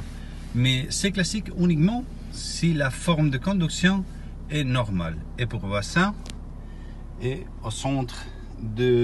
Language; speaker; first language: French; non-native, learner; Spanish